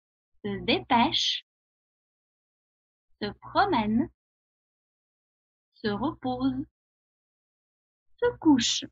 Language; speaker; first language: French; non-native, fluent; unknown